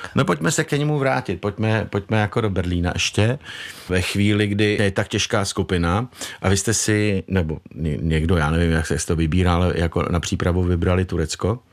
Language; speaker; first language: Czech; native; Czech